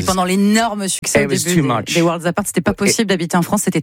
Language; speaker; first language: French; native; French